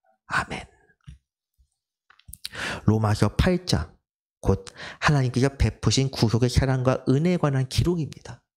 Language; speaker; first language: Korean; native; Korean